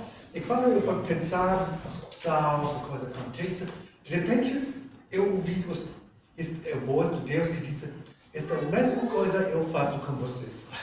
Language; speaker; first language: Portuguese; non-native, learner; German